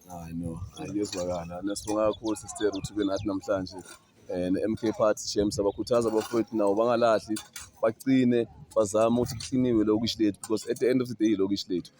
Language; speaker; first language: Zulu; native; Zulu